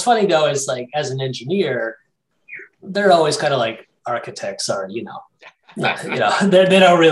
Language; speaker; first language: English; native; English